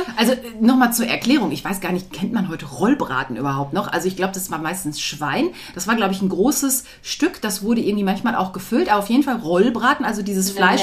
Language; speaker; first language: German; native; German